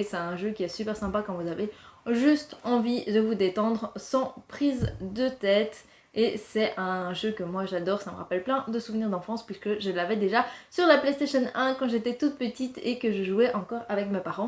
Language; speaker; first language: French; native; French